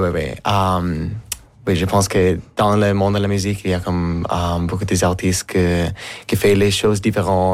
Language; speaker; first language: French; non-native, fluent; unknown